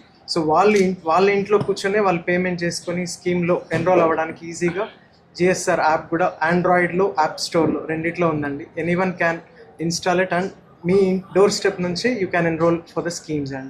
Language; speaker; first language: Telugu; native; Telugu